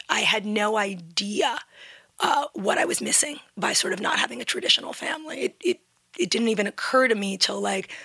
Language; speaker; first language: English; native; English